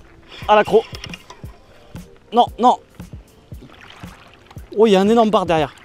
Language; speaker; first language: French; native; French